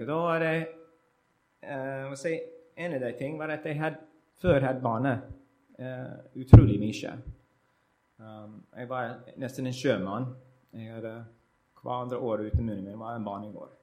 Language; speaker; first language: Norwegian; non-native, learner; English